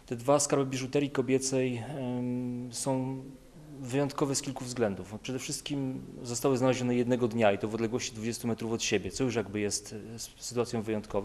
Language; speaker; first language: Polish; native; Polish